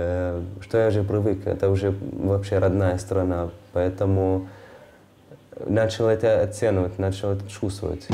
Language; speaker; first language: Russian; non-native, fluent; Arabic